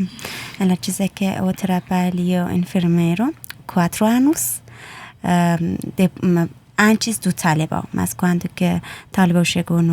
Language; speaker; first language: Portuguese; non-native, learner; Persian